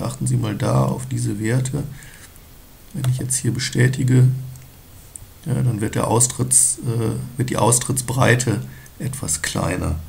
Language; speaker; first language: German; native; German